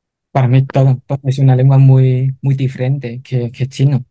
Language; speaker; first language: Spanish; non-native, fluent; Cantonese